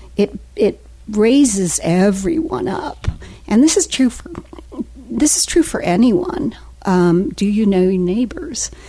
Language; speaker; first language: English; native; English